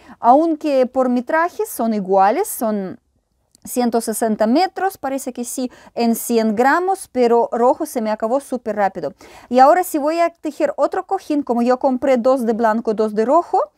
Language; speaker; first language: Spanish; non-native, fluent; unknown